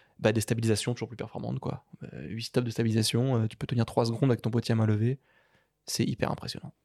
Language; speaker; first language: French; native; French